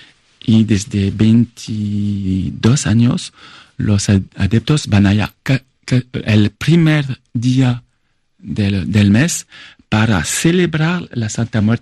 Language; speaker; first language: Spanish; non-native, fluent; French